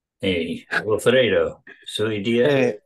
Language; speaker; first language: Spanish; non-native, learner; English